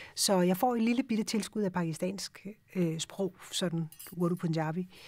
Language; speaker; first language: Danish; early bilingual, other home language; Urdu